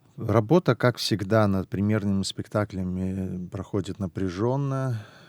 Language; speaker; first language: Russian; non-native, local second language; Abkhazian